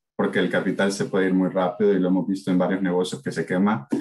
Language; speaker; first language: Spanish; native; Spanish